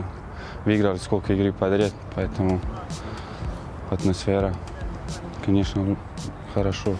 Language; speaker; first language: Russian; non-native, learner; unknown